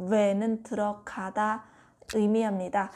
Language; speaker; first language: Korean; non-native, learner; Vietnamese